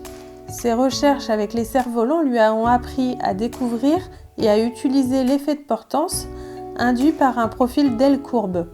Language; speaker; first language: French; native; French